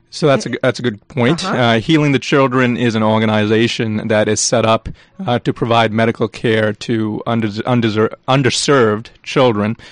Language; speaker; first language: English; early bilingual, other home language; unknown